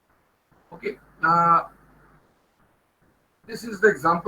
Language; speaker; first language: English; non-native, local second language; Bangla